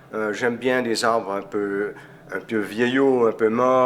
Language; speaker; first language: French; non-native, fluent; English